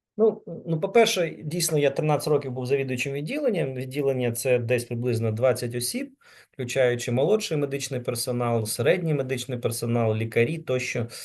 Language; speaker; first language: Ukrainian; native; Ukrainian